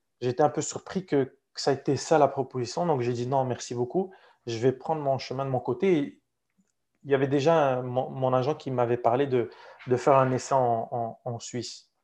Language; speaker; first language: French; non-native, local second language; Arabic